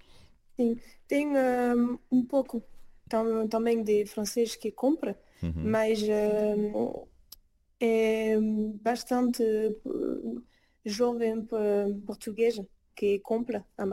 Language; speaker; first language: Portuguese; early bilingual, heritage; French